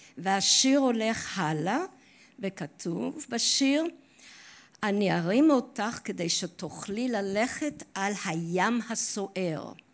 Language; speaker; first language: Hebrew; non-native, fluent; English